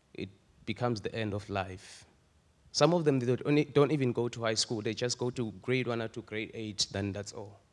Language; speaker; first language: English; non-native, local second language; Swati